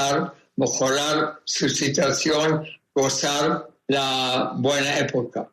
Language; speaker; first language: Spanish; non-native, fluent; German